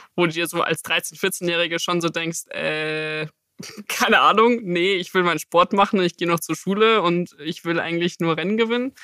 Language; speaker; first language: German; native; German